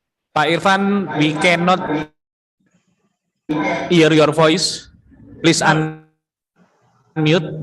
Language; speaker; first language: English; non-native, learner; Indonesian